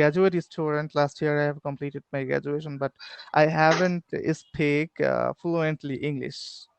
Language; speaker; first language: English; non-native, learner; Bangla